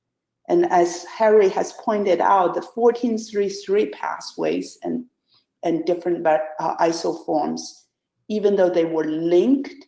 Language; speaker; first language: English; non-native, fluent; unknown